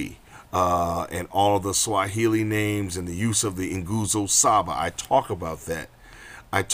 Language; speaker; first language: English; native; English